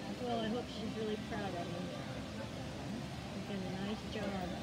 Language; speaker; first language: English; native; English